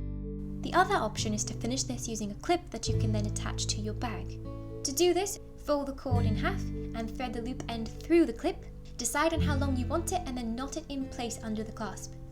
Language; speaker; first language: English; native; English